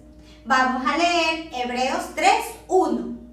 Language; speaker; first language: Spanish; native; Spanish